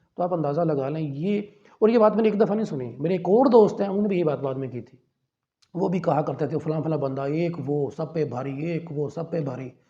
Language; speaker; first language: Urdu; non-native, local second language; Punjabi